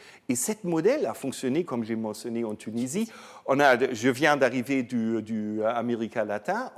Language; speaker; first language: French; non-native, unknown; German